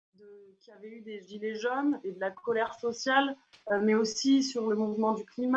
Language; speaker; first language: French; native; French